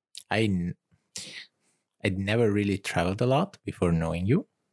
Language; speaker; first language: English; non-native, fluent; Italian